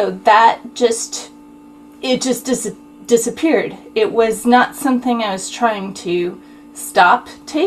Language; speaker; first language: English; native; English